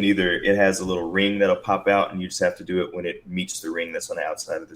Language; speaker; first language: English; native; English